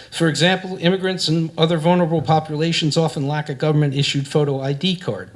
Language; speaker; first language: English; native; English